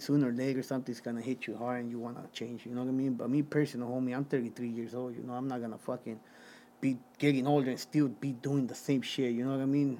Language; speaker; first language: English; early bilingual, other home language; Spanish